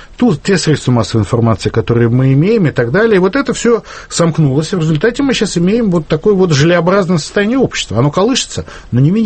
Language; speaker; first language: Russian; native; Russian